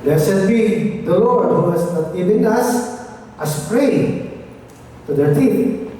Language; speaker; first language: English; non-native, local second language; Filipino